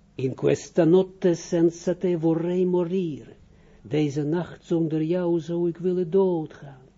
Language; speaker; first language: Dutch; non-native, fluent; Russian